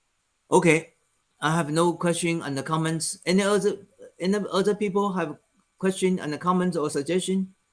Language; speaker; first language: English; non-native, fluent; Chinese